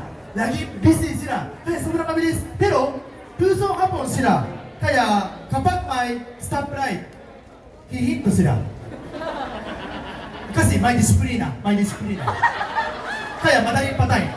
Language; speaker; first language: Filipino; non-native, fluent; Japanese